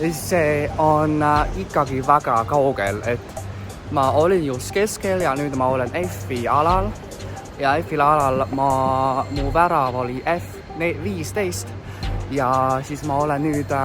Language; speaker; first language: Estonian; non-native, fluent; Chinese